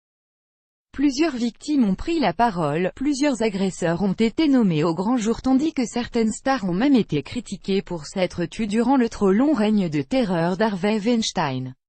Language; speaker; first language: French; native; French